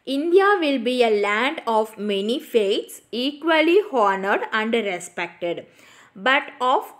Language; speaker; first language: English; non-native, local second language; Tamil